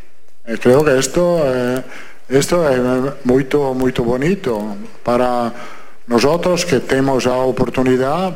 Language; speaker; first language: Portuguese; non-native, fluent; Italian